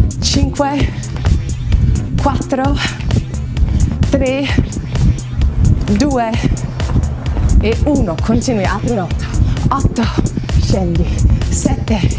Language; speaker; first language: Italian; non-native, fluent; English